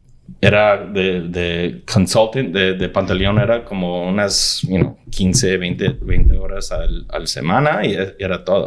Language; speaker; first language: Spanish; early bilingual, heritage; English